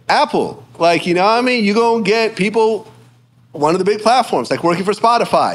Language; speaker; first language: English; native; English